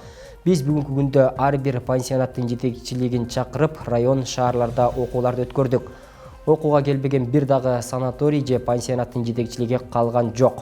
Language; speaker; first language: Kyrgyz; native; Kyrgyz